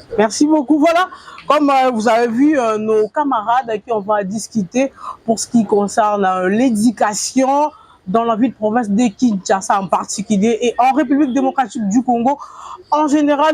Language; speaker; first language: French; non-native, local second language; Lingala